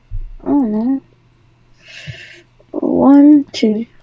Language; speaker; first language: English; native; English